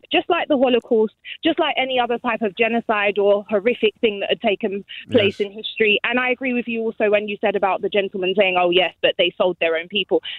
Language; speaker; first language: English; native; English